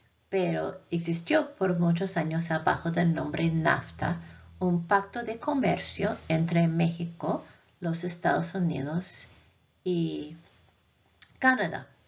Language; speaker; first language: Spanish; non-native, fluent; English